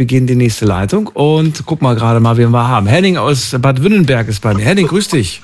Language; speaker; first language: German; native; German